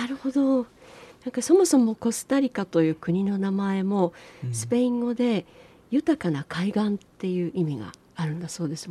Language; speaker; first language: Japanese; native; Japanese